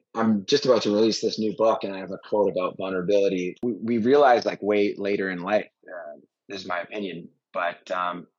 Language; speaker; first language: English; native; English